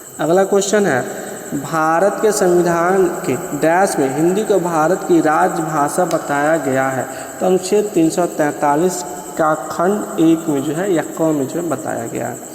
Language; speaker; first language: Hindi; native; Hindi